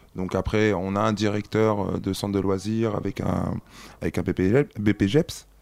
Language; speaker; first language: French; native; French